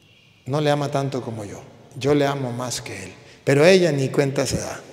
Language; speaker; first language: Spanish; native; Spanish